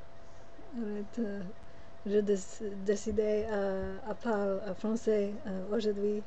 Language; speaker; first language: French; non-native, learner; English